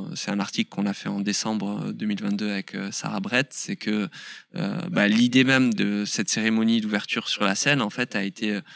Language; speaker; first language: French; native; French